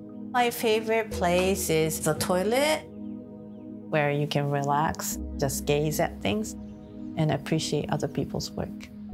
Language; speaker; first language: English; non-native, fluent; Japanese